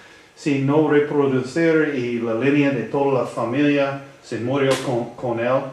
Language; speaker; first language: Spanish; non-native, learner; English